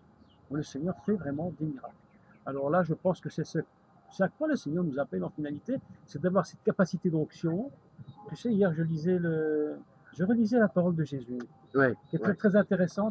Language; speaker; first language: French; native; French